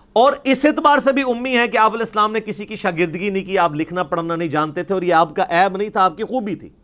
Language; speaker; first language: Urdu; non-native, local second language; Punjabi